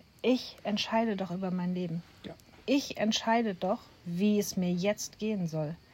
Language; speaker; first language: German; native; German